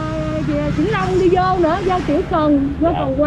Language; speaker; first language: Vietnamese; native; Vietnamese